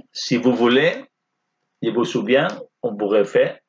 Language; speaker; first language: French; non-native, fluent; Spanish